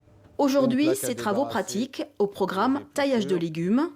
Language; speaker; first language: French; native; French